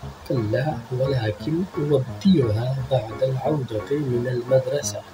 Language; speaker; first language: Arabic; non-native, fluent; Urdu